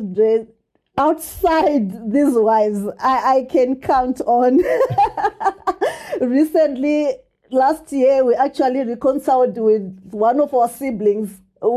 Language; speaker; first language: English; non-native, local second language; Shona